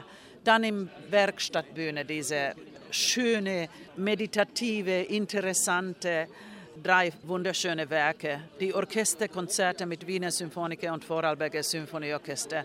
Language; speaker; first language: German; non-native, fluent; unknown